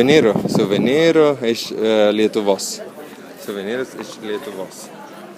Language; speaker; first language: Lithuanian; non-native, learner; Italian